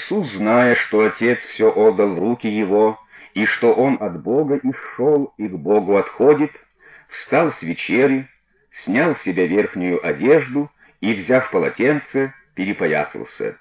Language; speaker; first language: Russian; native; Russian